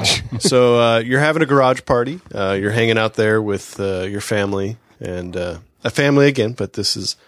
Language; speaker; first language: English; native; English